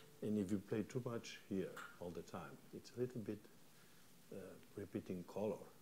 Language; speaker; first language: English; non-native, fluent; Catalan